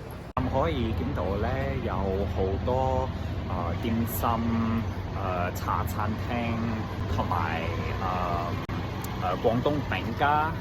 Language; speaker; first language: Chinese; non-native, learner; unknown